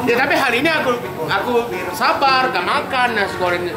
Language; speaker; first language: Indonesian; non-native, fluent; Japanese